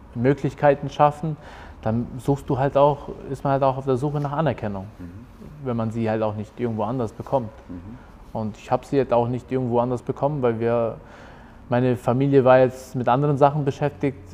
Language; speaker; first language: German; early bilingual, other home language; Albanian